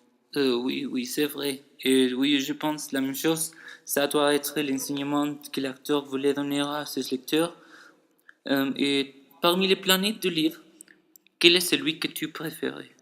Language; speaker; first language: French; non-native, learner; Spanish